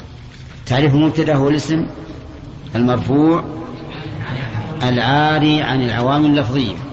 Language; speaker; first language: Arabic; native; Arabic